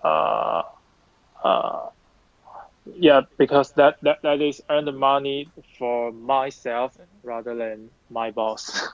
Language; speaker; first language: English; non-native, learner; Chinese